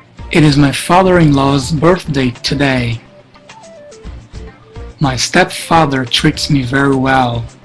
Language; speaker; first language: English; non-native, fluent; Portuguese